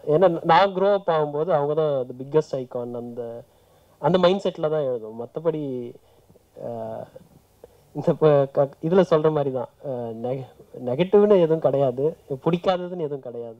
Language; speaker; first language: Tamil; native; Tamil